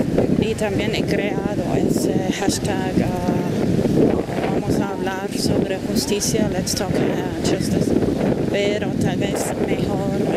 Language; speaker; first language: Spanish; non-native, fluent; German